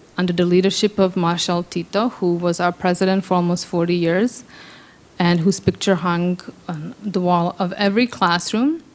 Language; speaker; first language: English; early bilingual, other home language; Serbian